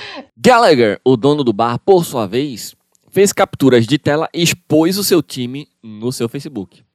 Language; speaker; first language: Portuguese; native; Portuguese